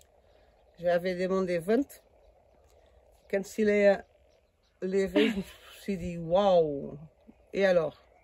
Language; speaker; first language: French; non-native, learner; Portuguese